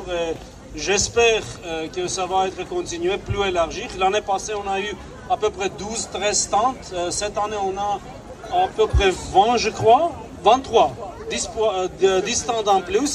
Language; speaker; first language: French; non-native, fluent; Armenian